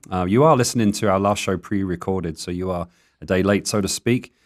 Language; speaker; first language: English; native; English